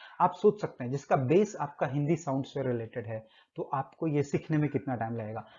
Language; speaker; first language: Hindi; native; Hindi